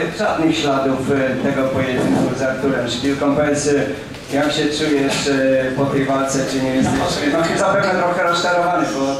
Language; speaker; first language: Polish; native; Polish